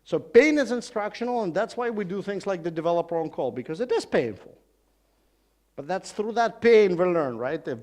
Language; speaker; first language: English; non-native, fluent; Russian